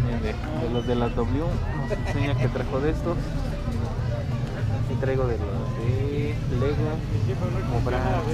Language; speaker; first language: Spanish; native; Spanish